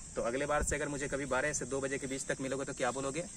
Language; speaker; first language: Hindi; native; Hindi